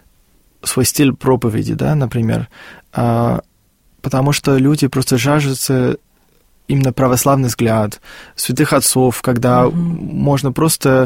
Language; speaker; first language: Russian; non-native, fluent; Afrikaans